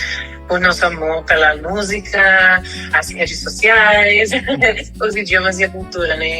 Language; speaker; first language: Portuguese; non-native, fluent; Spanish